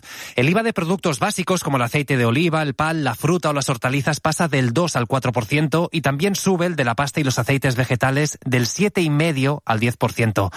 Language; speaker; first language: Spanish; native; Spanish